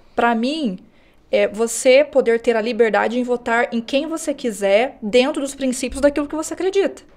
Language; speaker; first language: Portuguese; native; Portuguese